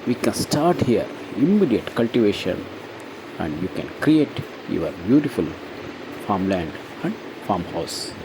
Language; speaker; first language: English; non-native, local second language; Kannada